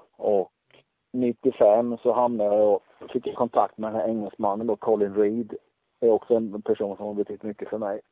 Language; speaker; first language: Swedish; native; Swedish